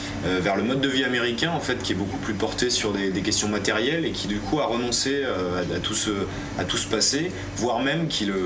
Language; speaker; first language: French; non-native, fluent; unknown